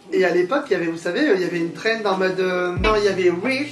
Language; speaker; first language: French; native; French